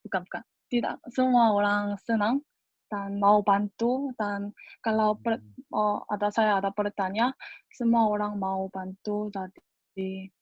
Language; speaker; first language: Indonesian; non-native, learner; Korean